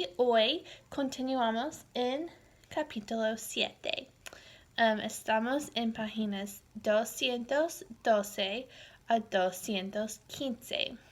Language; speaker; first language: Spanish; non-native, learner; English